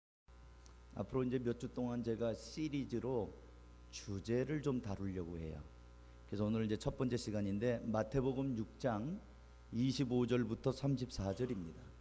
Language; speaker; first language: Korean; native; Korean